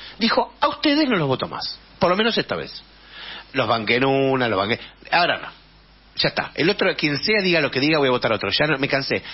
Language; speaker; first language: Spanish; native; Spanish